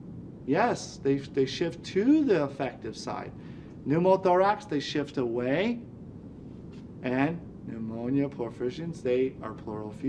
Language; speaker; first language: English; native; English